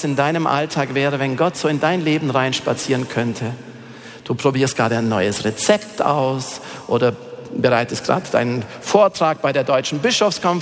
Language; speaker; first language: German; native; German